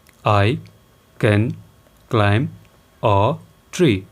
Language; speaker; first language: English; non-native, local second language; Nepali